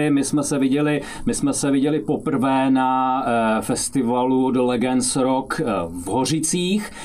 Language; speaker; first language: Czech; native; Czech